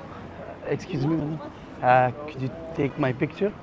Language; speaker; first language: English; non-native, learner; Persian